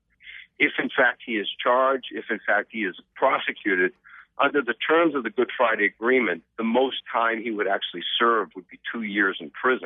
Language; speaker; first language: English; native; English